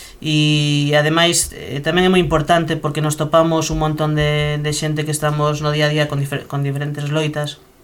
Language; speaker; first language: Galician; native; Galician